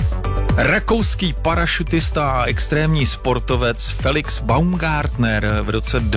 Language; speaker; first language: Czech; native; Czech